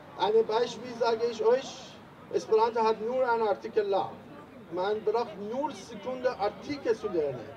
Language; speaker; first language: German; non-native, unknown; Persian